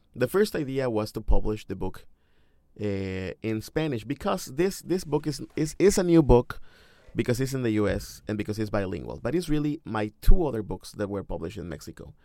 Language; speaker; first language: English; non-native, fluent; Spanish